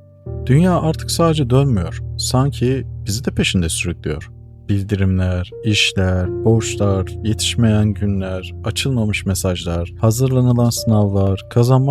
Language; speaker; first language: Turkish; native; Turkish